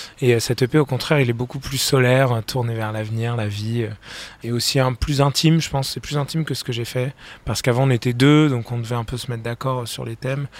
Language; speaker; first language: French; native; French